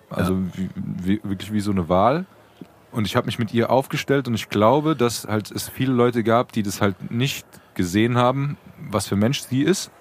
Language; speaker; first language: German; native; German